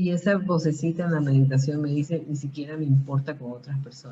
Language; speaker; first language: Spanish; early bilingual, heritage; Spanish